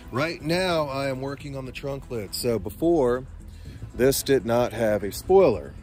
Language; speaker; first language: English; native; English